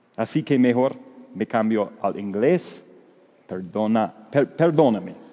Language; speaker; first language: Spanish; non-native, learner; English